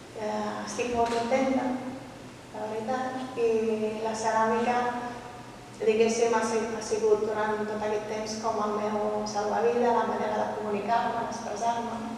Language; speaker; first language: Catalan; early bilingual, heritage; Catalan